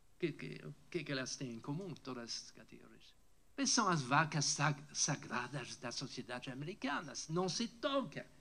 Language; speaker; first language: Portuguese; non-native, fluent; French